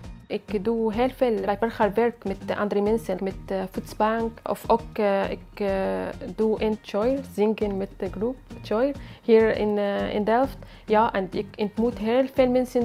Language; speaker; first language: Dutch; non-native, learner; Arabic